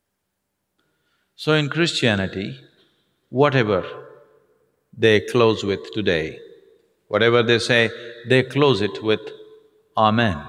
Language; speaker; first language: English; non-native, local second language; Tamil